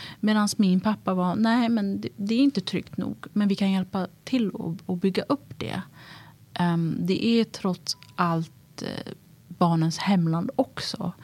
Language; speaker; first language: Swedish; early bilingual, other home language; Tigrinya